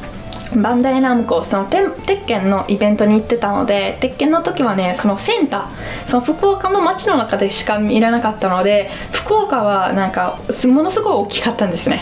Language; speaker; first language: Japanese; non-native, fluent; Italian